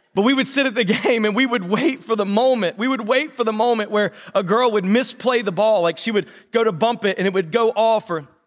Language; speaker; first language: English; native; English